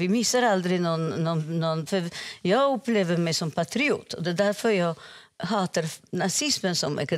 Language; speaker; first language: Swedish; non-native, fluent; Polish